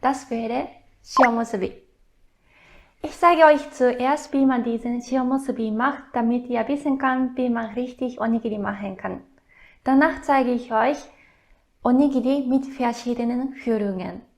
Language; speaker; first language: German; non-native, fluent; Japanese